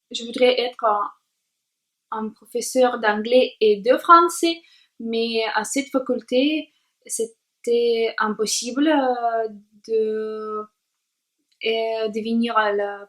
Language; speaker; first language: French; non-native, learner; Russian